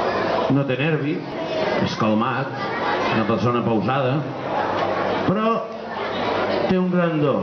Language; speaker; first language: Catalan; native; Catalan